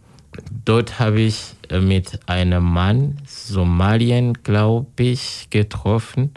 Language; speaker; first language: German; non-native, learner; Kinyarwanda